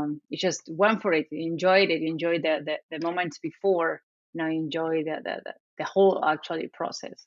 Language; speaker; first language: English; non-native, fluent; Spanish